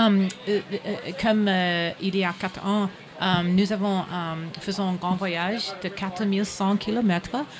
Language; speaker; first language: French; non-native, learner; English